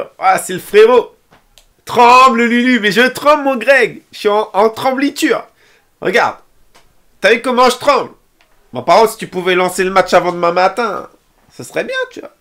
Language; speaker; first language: French; native; French